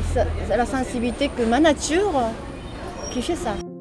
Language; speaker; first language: French; non-native, learner; Japanese